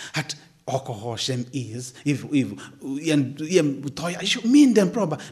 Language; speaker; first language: Hungarian; non-native, fluent; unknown